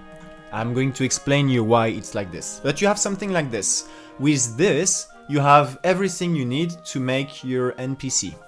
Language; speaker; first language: English; non-native, fluent; French